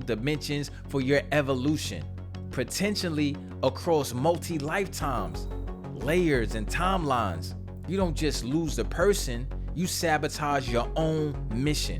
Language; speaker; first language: English; native; English